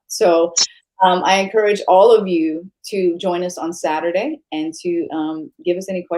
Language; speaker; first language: English; native; English